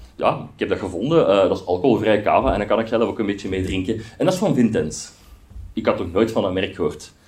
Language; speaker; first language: Dutch; native; Dutch